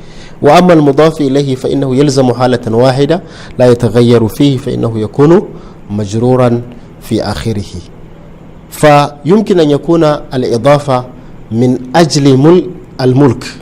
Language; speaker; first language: Arabic; non-native, fluent; Hausa